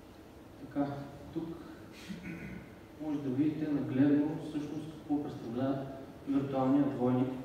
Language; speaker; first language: Bulgarian; native; Bulgarian